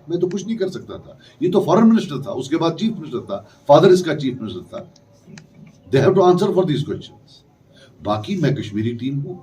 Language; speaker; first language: Urdu; non-native, local second language; Kashmiri